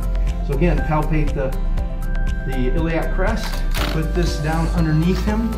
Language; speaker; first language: English; native; English